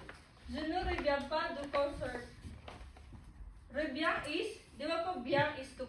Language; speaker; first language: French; non-native, learner; Filipino